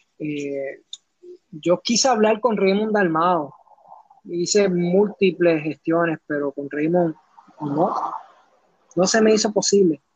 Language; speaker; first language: Spanish; early bilingual, heritage; Spanish